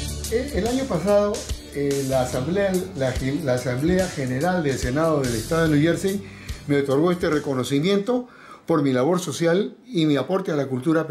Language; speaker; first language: Spanish; native; Spanish